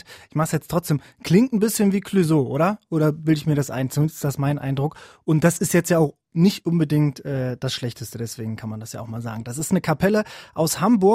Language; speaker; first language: German; native; German